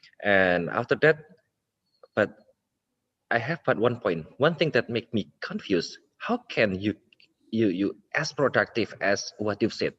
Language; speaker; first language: English; non-native, local second language; Indonesian